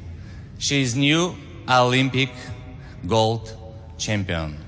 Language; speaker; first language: English; non-native, learner; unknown